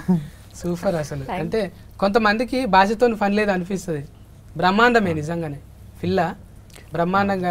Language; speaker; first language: Telugu; native; Telugu